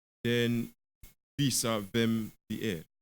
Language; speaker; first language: Swedish; non-native, fluent; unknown